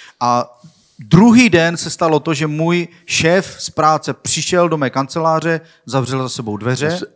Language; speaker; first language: Czech; non-native, learner; Swedish